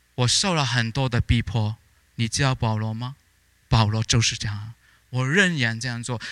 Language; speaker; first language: Chinese; native; Chinese